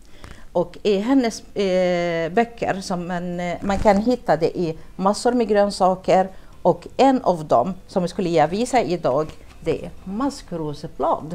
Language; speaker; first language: Swedish; non-native, learner; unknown